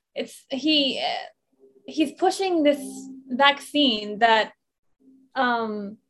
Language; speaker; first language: English; non-native, fluent; Persian